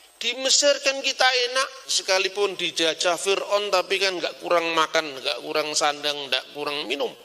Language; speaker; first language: Indonesian; non-native, local second language; Javanese